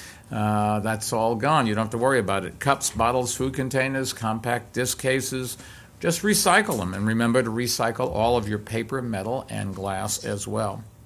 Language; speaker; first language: English; native; English